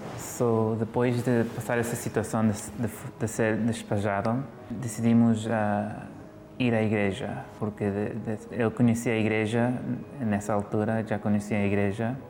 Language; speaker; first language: Portuguese; early bilingual, heritage; English